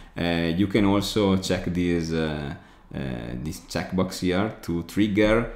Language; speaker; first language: English; non-native, fluent; Italian